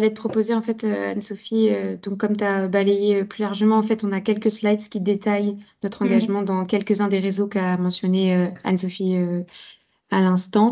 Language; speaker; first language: French; native; French